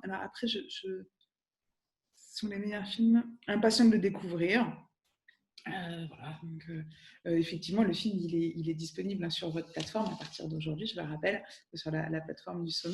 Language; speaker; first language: French; native; French